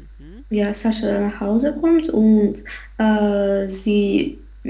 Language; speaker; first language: German; non-native, learner; Russian